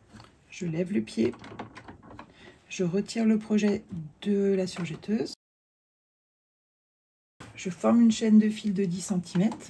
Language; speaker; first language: French; native; French